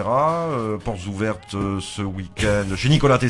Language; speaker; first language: French; native; French